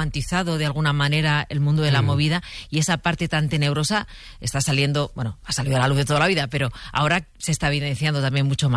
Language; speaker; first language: Spanish; native; Spanish